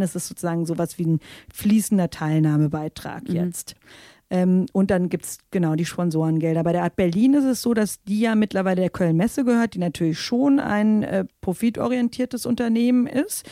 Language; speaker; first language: German; native; German